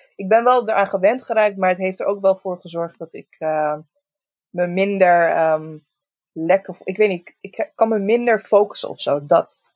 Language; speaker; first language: Dutch; native; Dutch